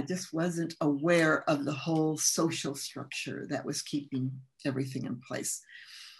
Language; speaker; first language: English; early bilingual, other home language; Spanish